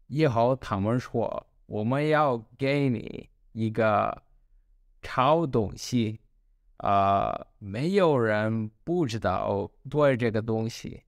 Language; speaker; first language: Chinese; non-native, learner; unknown